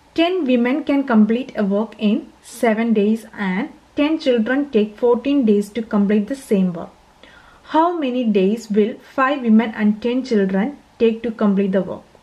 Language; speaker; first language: English; non-native, local second language; Malayalam